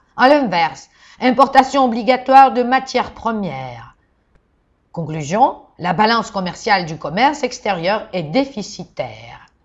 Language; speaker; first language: French; non-native, fluent; Georgian